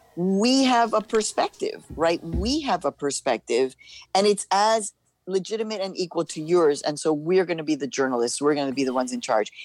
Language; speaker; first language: English; early bilingual, other home language; Spanish